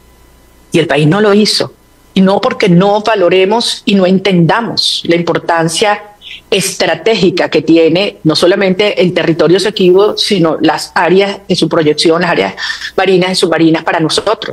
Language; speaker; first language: Spanish; native; Spanish